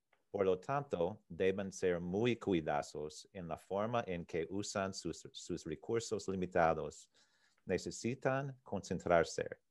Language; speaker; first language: Spanish; non-native, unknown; English